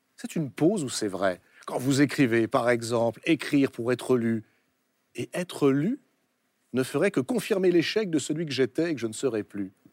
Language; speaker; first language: French; native; French